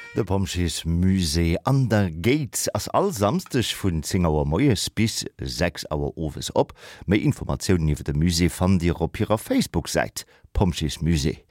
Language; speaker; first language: Luxembourgish; native; Luxembourgish